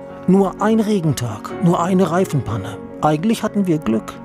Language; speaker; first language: German; native; German